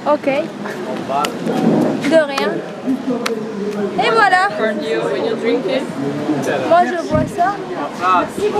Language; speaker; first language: French; native; French